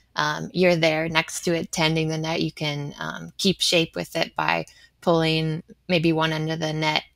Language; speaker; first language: English; native; English